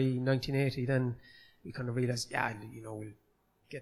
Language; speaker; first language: English; native; English